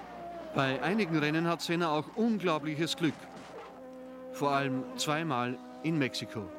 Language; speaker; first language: German; native; German